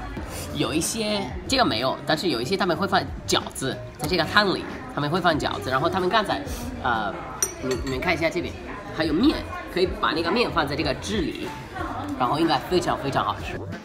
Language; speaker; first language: Chinese; non-native, fluent; English